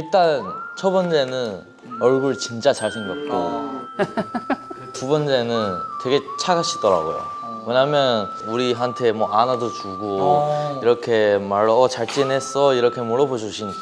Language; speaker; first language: Korean; non-native, fluent; Chinese